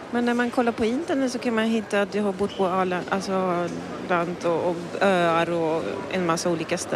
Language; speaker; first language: Swedish; non-native, fluent; Polish